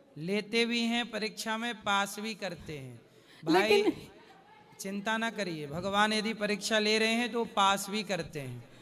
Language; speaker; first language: Hindi; native; Hindi